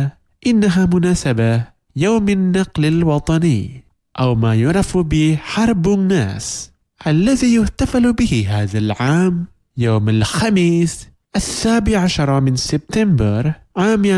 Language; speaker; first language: Arabic; non-native, fluent; Indonesian